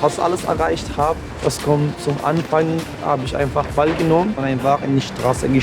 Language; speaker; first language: German; non-native, learner; Arabic